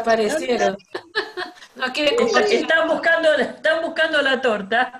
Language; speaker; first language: Spanish; native; Spanish